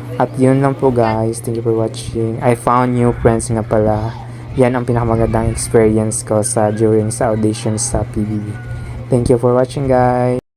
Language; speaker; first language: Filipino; non-native, local second language; Cebuano